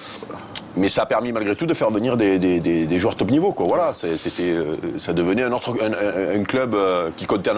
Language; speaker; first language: French; native; French